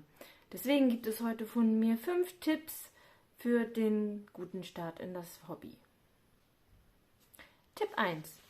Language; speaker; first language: German; native; German